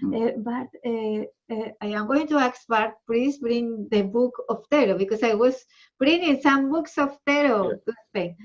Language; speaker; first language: English; non-native, learner; Spanish